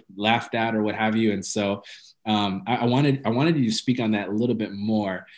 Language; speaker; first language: English; early bilingual, other home language; Amharic